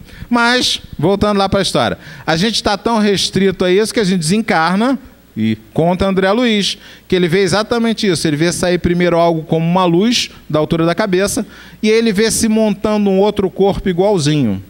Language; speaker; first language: Portuguese; native; Portuguese